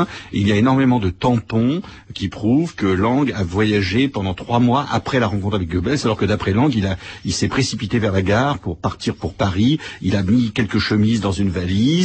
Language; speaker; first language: French; native; French